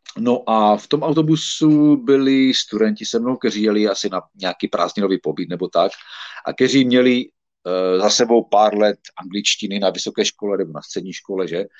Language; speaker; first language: Czech; native; Czech